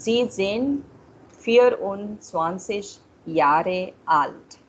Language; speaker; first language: German; non-native, fluent; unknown